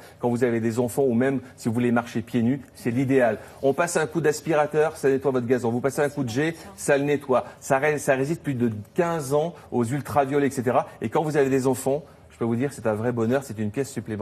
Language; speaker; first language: French; native; French